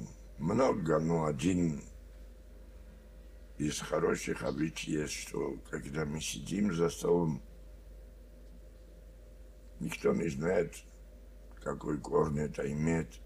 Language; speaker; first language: Russian; non-native, learner; Georgian